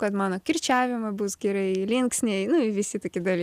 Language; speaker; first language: Lithuanian; non-native, learner; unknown